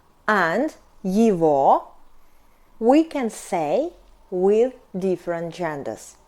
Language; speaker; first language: English; non-native, fluent; Russian